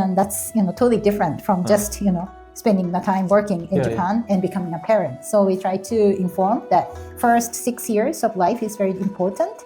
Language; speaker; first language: English; non-native, fluent; Japanese